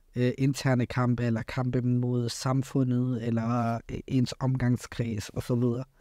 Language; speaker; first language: Danish; early bilingual, other home language; Arabic